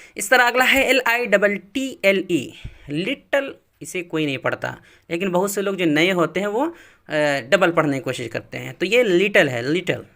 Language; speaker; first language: Urdu; native; Urdu